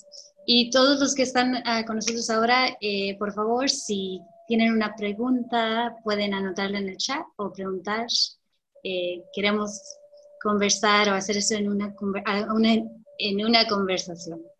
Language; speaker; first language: Spanish; early bilingual, heritage; Spanish